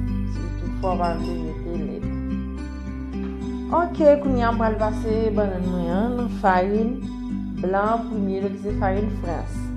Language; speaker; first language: French; non-native, learner; Haitian Creole